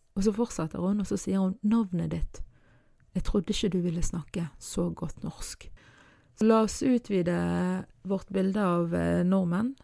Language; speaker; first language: Norwegian; early bilingual, other home language; Arabic